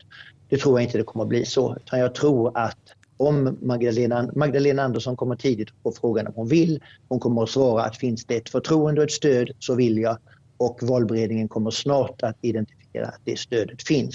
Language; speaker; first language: Swedish; native; Swedish